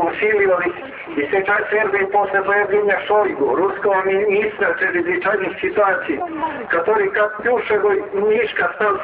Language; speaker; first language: Russian; non-native, fluent; Serbian